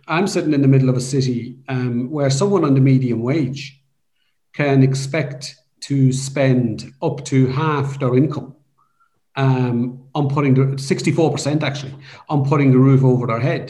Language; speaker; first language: English; native; English